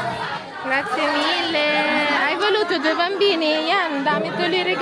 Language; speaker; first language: Italian; non-native, fluent; Filipino